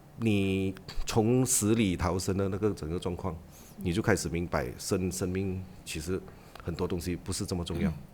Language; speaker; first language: Chinese; native; Chinese